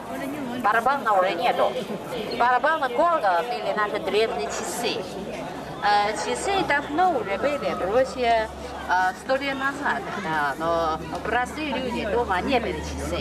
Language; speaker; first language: Russian; non-native, learner; Chinese